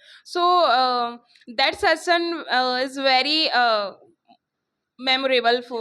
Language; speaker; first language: English; non-native, local second language; Hindi